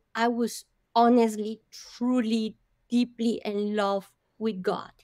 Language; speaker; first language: English; non-native, fluent; Spanish